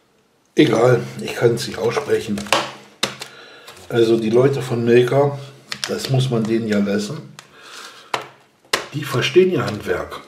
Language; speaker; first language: German; native; German